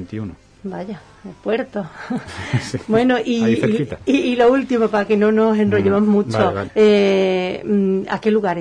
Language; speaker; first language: Spanish; native; Spanish